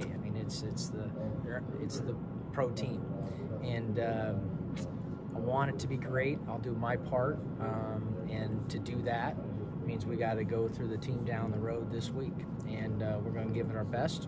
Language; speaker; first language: English; native; English